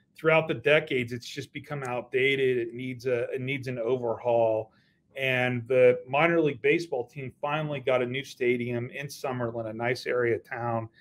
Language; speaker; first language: English; native; English